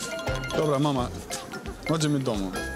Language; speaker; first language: Polish; non-native, learner; Turkish